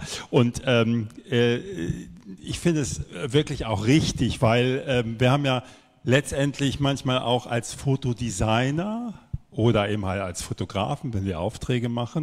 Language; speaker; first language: German; native; German